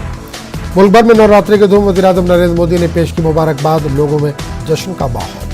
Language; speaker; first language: Hindi; native; Hindi